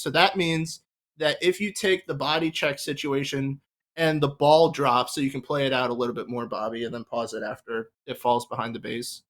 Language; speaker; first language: English; native; English